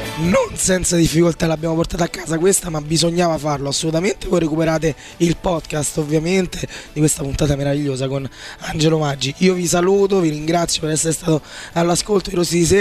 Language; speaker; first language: Italian; native; Italian